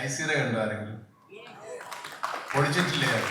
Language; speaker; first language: Malayalam; native; Malayalam